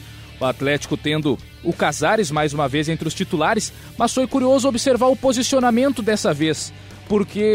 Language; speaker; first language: Portuguese; native; Portuguese